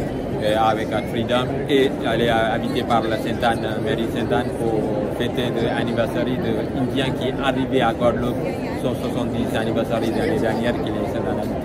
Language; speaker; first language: French; non-native, learner; Tamil